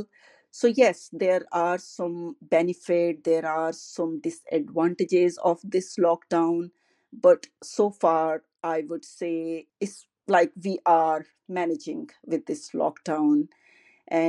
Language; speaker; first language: English; non-native, local second language; Urdu